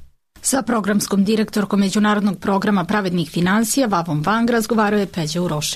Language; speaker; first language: Serbian; native; Serbian